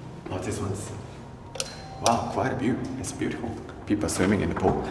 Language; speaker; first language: English; non-native, fluent; Japanese